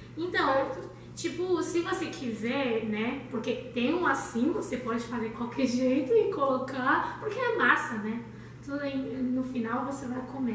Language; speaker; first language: Portuguese; non-native, learner; Chinese